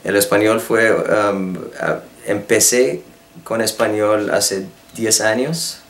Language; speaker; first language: Spanish; non-native, fluent; Persian